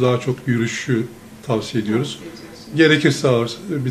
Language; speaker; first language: Turkish; native; Turkish